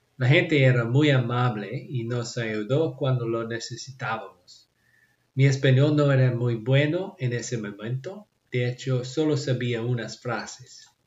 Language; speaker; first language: Spanish; non-native, learner; English